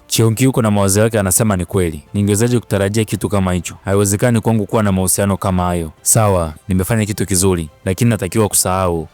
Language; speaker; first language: Swahili; native; Swahili